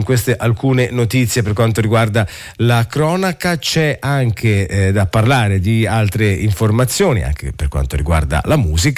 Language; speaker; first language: Italian; native; Italian